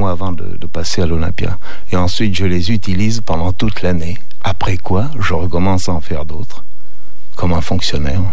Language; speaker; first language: French; native; French